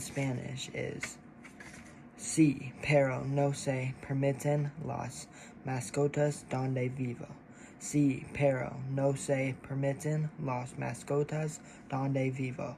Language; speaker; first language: Spanish; non-native, learner; English